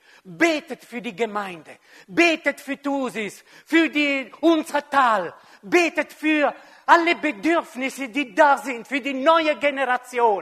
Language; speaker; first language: German; non-native, fluent; French